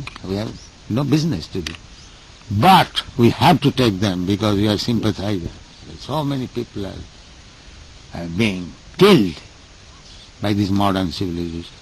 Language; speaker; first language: English; non-native, local second language; Bangla